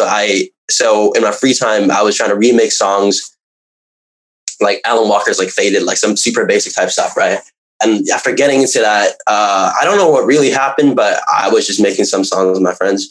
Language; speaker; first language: English; non-native, local second language; Cantonese